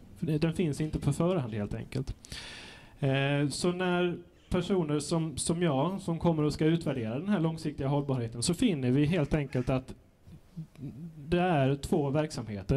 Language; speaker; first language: Swedish; native; Swedish